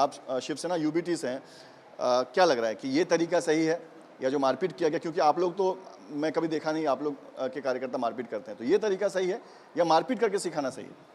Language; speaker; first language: Hindi; native; Hindi